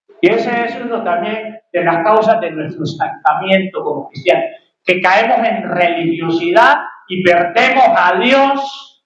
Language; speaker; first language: Spanish; native; Spanish